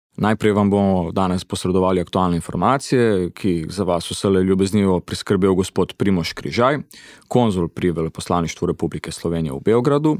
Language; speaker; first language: Slovenian; early bilingual, heritage; Slovenian